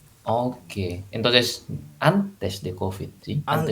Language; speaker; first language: Spanish; non-native, fluent; Indonesian